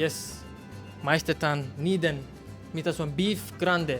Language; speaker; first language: Finnish; non-native, learner; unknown